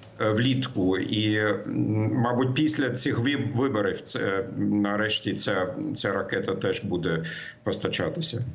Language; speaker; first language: Ukrainian; non-native, fluent; German